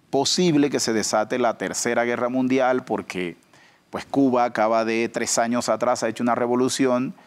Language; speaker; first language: Spanish; native; Spanish